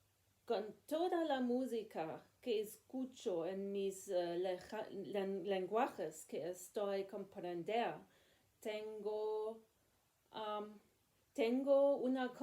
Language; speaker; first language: Spanish; non-native, learner; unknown